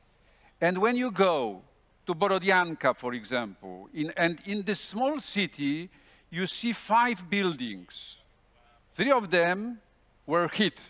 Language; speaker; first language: English; non-native, fluent; Polish